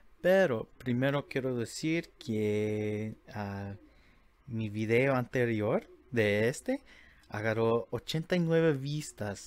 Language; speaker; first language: Spanish; early bilingual, heritage; Spanish